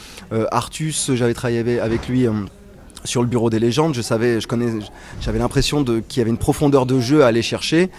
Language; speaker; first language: French; native; French